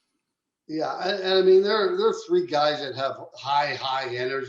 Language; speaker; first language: English; native; English